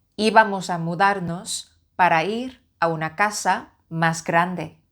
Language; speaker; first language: Spanish; non-native, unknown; Korean